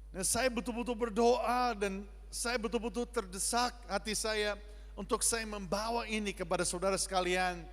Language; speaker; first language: Indonesian; non-native, fluent; English